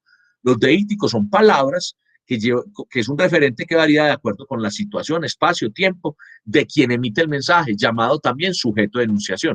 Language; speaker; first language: Spanish; native; Spanish